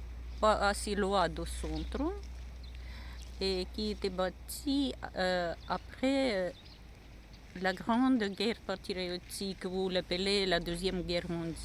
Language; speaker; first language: French; non-native, learner; Russian